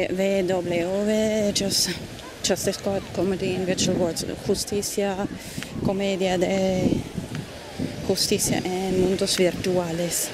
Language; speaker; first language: Spanish; non-native, fluent; German